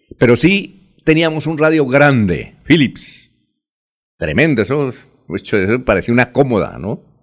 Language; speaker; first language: Spanish; native; Spanish